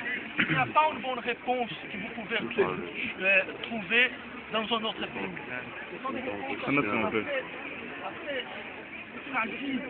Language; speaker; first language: French; non-native, fluent; Portuguese